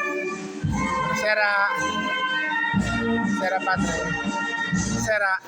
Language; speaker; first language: Italian; non-native, learner; Filipino